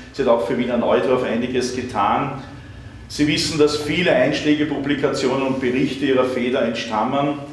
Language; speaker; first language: German; native; German